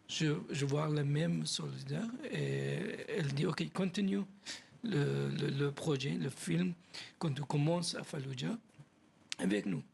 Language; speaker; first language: French; non-native, learner; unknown